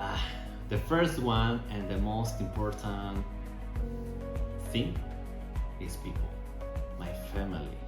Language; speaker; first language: English; non-native, learner; Spanish